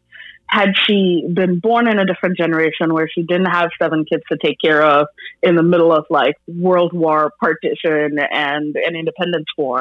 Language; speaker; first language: English; non-native, local second language; Bangla